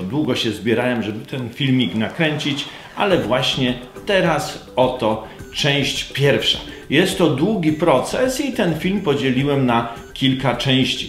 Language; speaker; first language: Polish; native; Polish